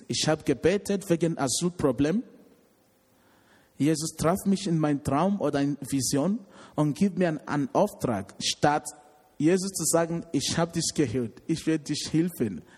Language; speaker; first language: German; non-native, learner; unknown